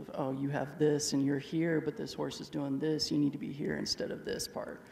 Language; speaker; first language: English; native; English